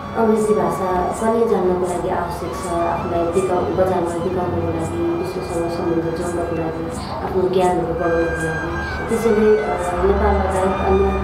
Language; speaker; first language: Nepali; non-native, local second language; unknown